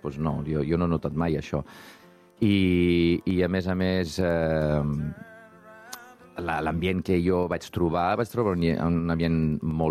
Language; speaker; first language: Catalan; non-native, fluent; Icelandic